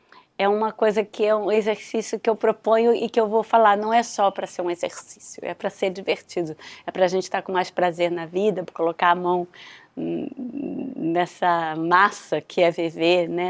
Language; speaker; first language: Portuguese; native; Portuguese